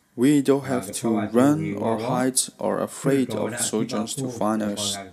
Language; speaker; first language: English; non-native, fluent; Burmese